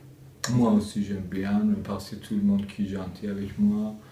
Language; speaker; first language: French; non-native, learner; Persian